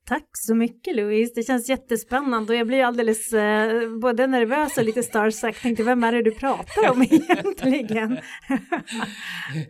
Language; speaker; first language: Swedish; native; Swedish